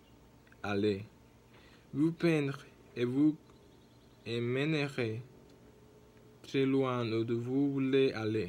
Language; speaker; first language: French; non-native, learner; Spanish